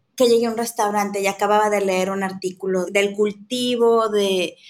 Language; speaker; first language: Spanish; native; Spanish